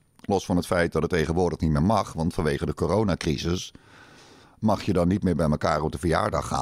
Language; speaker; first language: Dutch; native; Dutch